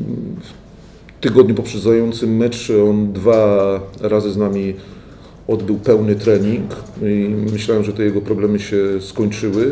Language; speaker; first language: Polish; native; Polish